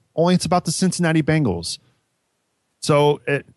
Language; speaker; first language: English; native; English